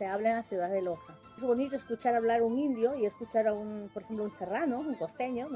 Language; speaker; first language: Spanish; native; Spanish